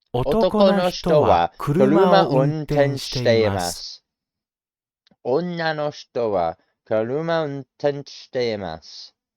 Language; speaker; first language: Japanese; non-native, learner; English